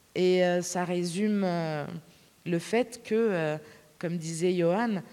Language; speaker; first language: French; native; French